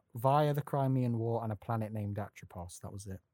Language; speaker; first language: English; native; English